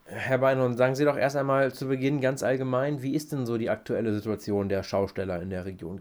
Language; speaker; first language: German; native; German